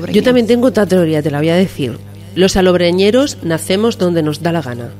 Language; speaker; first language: Spanish; native; Spanish